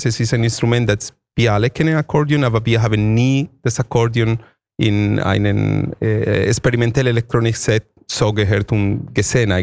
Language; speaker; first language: German; non-native, fluent; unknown